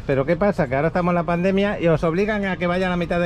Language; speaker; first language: Spanish; native; Spanish